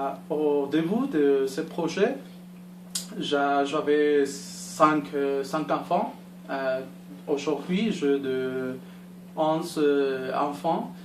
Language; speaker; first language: French; non-native, learner; Spanish